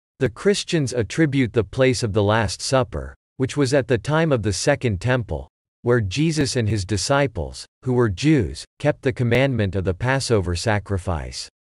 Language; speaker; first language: English; non-native, fluent; Hebrew